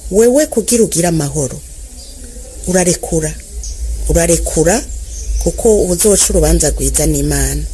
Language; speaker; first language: Rundi; early bilingual, other home language; Kinyarwanda